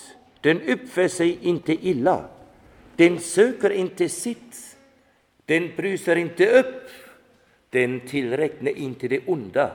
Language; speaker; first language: Swedish; non-native, fluent; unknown